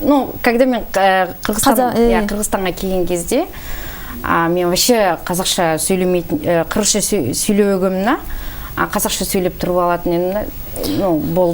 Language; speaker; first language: Kyrgyz; early bilingual, heritage; Kyrgyz